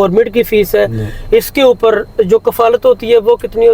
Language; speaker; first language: Hindi; native; Hindi